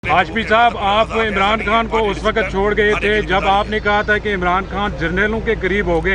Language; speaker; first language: Urdu; native; Urdu